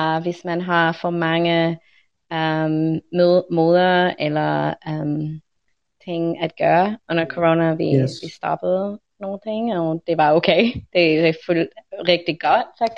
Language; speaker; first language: Danish; non-native, learner; English